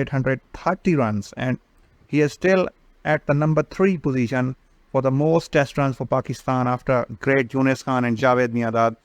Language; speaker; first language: English; non-native, local second language; Urdu